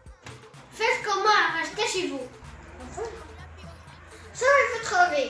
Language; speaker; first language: French; non-native, learner; Arabic